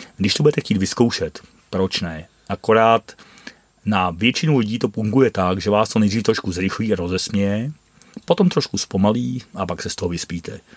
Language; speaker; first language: Czech; non-native, fluent; Dutch